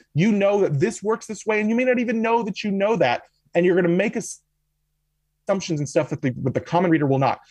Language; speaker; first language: English; native; English